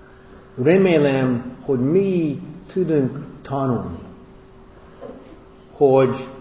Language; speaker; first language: Hungarian; non-native, fluent; English